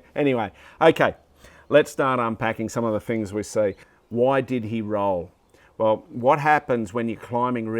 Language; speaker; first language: English; native; English